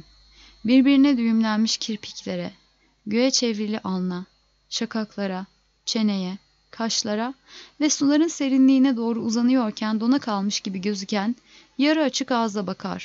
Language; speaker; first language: Turkish; native; Turkish